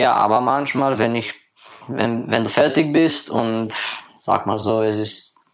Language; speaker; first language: German; non-native, learner; Romanian